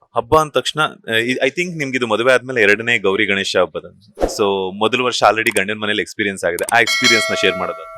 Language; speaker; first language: Kannada; native; Kannada